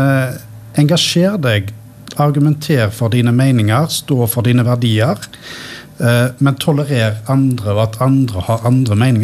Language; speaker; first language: Norwegian; native; Norwegian